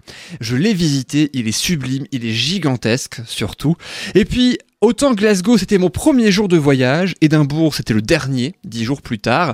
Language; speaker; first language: French; native; French